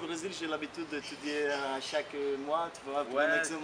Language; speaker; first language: French; non-native, fluent; Portuguese